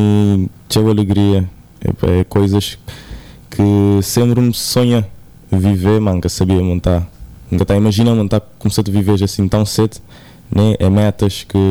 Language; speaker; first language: Portuguese; non-native, local second language; Kabuverdianu